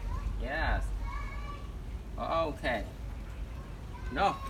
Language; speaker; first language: English; non-native, learner; Vietnamese